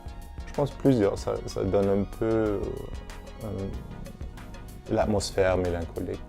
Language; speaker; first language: French; non-native, fluent; German